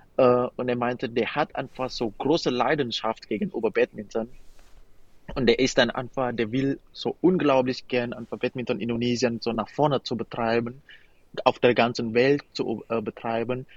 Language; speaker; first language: German; non-native, fluent; Indonesian